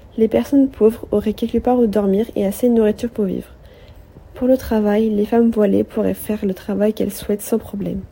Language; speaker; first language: French; native; French